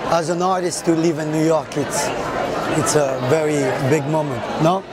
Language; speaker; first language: English; non-native, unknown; French